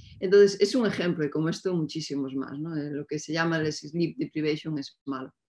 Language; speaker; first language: Spanish; native; Spanish